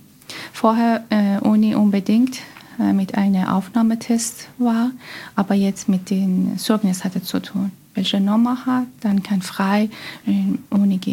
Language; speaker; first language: German; non-native, learner; Persian